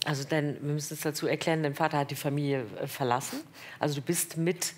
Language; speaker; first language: German; native; German